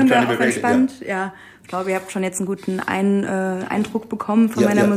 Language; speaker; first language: German; early bilingual, other home language; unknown